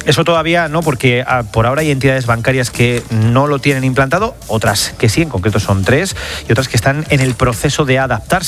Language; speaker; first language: Spanish; native; Spanish